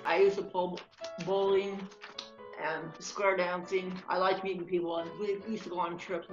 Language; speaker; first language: English; native; English